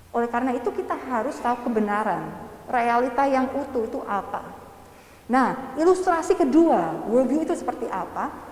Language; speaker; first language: Indonesian; non-native, fluent; English